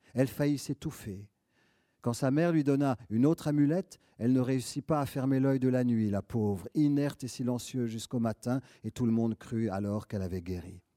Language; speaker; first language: French; native; French